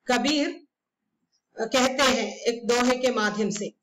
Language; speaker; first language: Hindi; non-native, local second language; Malayalam